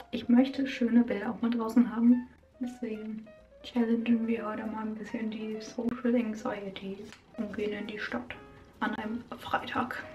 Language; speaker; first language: German; native; German